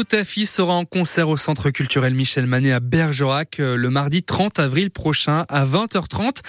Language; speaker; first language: French; native; French